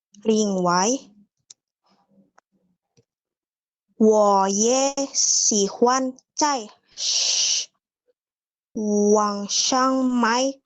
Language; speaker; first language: Chinese; non-native, learner; Indonesian